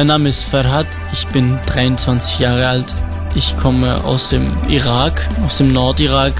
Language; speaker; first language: German; non-native, fluent; Kurdish